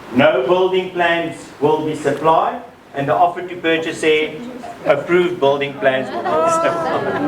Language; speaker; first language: English; non-native, local second language; Afrikaans